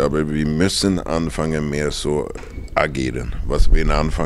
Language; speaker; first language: German; non-native, fluent; Swedish